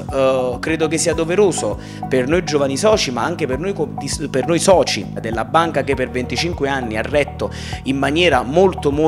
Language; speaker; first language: Italian; native; Italian